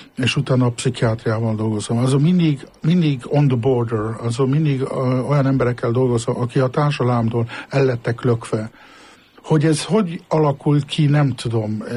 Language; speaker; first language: Hungarian; early bilingual, heritage; Hungarian